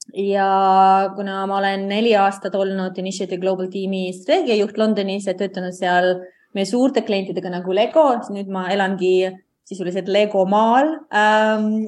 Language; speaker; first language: Estonian; non-native, local second language; Russian